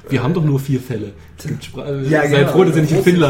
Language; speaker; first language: German; native; German